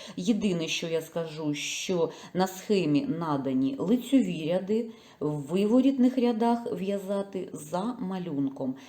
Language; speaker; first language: Ukrainian; non-native, local second language; Russian